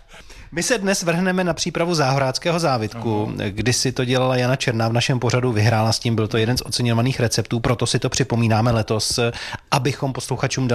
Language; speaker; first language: Czech; native; Czech